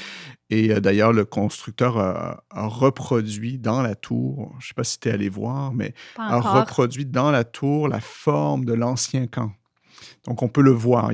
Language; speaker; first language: French; native; French